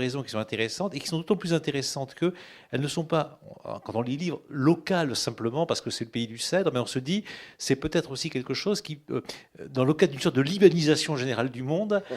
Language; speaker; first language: French; native; French